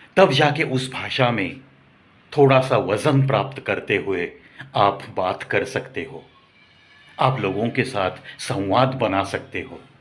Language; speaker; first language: Hindi; non-native, local second language; Marathi